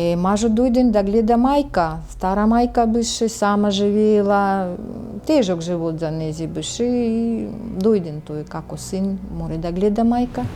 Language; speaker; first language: Macedonian; non-native, learner; Russian